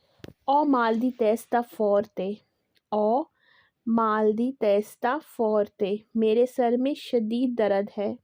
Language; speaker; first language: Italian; non-native, learner; Urdu